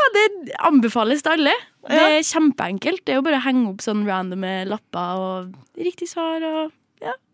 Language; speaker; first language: Norwegian; native; Norwegian